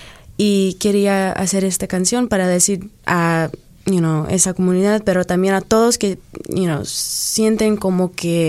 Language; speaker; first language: Spanish; early bilingual, heritage; English